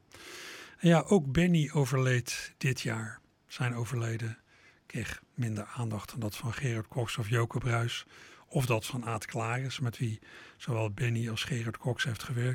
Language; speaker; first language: Dutch; native; Dutch